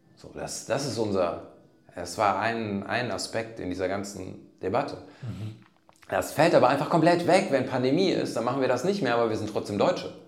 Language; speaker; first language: German; native; German